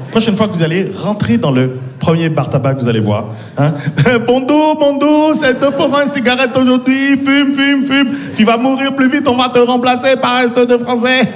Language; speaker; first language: French; native; French